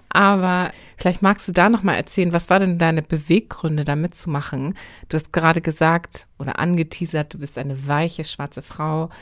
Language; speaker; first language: German; native; German